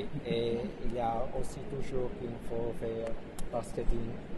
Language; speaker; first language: French; non-native, fluent; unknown